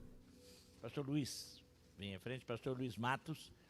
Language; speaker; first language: Portuguese; native; Portuguese